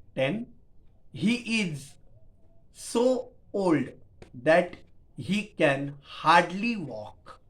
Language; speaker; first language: English; non-native, local second language; Marathi